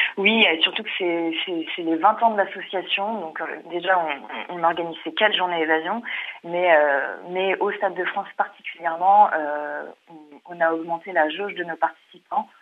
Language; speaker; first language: French; native; French